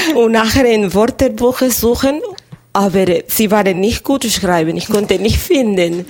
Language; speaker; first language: German; non-native, learner; Spanish